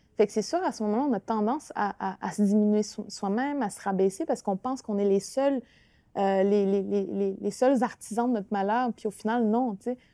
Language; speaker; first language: French; non-native, local second language; Innu-aimun